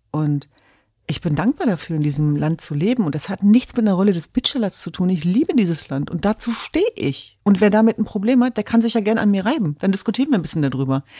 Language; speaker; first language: German; early bilingual, other home language; Kurdish